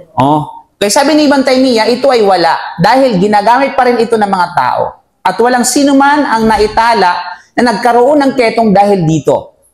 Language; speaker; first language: Filipino; non-native, local second language; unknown